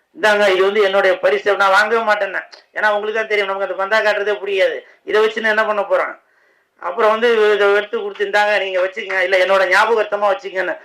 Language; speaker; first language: Tamil; native; Tamil